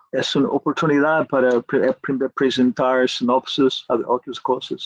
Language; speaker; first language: Spanish; non-native, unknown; English